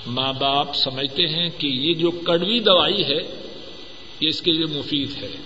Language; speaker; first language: Urdu; non-native, local second language; Punjabi